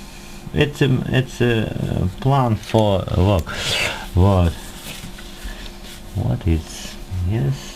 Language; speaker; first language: English; non-native, learner; Russian